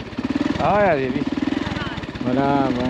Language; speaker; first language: Spanish; non-native, learner; Turkish